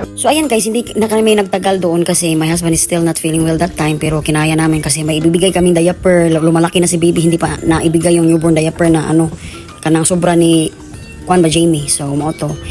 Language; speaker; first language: Filipino; non-native, local second language; Cebuano